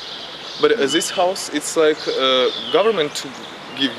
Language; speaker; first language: English; non-native, learner; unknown